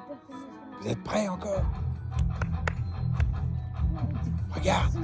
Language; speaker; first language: French; native; French